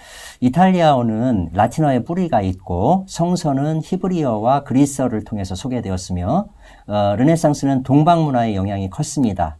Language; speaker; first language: Korean; native; Korean